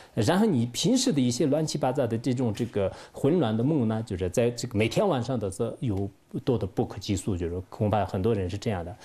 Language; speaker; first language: Chinese; non-native, local second language; Tibetan